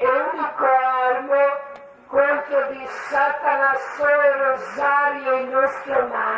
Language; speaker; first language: Italian; non-native, learner; Croatian